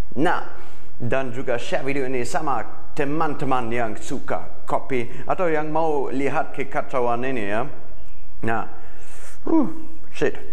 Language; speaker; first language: Indonesian; non-native, fluent; German